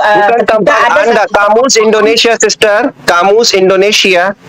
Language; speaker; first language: Indonesian; non-native, learner; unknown